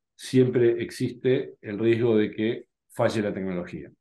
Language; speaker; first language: Spanish; native; Spanish